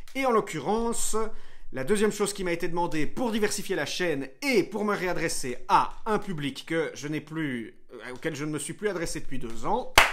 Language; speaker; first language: French; native; French